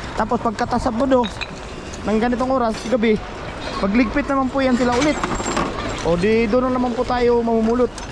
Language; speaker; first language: Filipino; native; Filipino